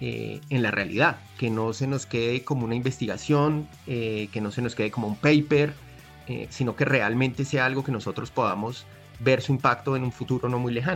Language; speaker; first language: Spanish; native; Spanish